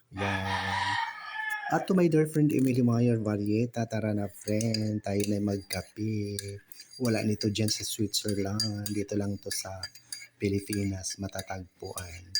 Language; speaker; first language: Filipino; non-native, local second language; Waray